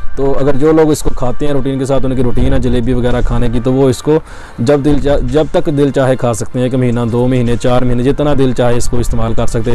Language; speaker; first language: Urdu; non-native, local second language; Punjabi